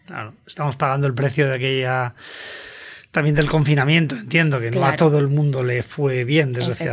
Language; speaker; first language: Spanish; native; Spanish